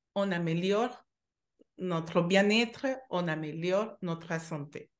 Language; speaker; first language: French; non-native, fluent; Spanish